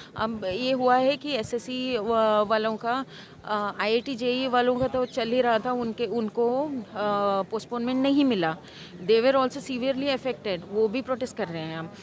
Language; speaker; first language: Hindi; non-native, local second language; Kannada